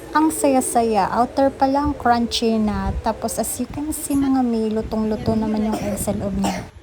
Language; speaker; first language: Filipino; native; Filipino